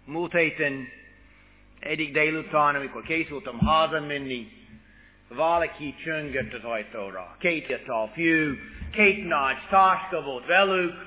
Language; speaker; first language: Hungarian; non-native, fluent; English